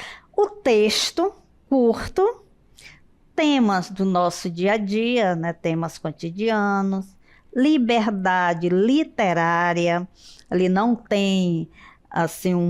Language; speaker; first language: Portuguese; native; Portuguese